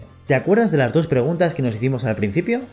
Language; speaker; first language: Spanish; native; Spanish